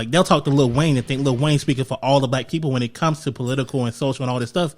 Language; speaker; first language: English; native; English